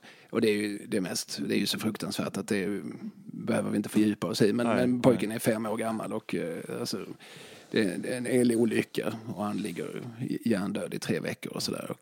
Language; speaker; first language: Swedish; native; Swedish